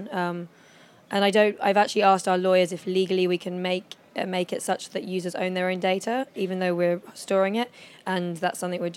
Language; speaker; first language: English; native; English